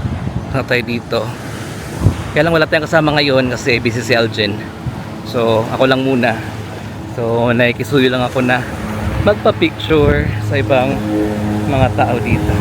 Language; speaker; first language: Filipino; non-native, local second language; Waray